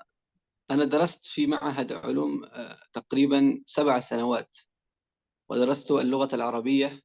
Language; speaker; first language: Arabic; non-native, fluent; Persian